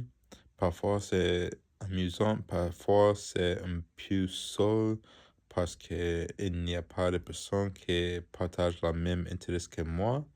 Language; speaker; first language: French; non-native, learner; English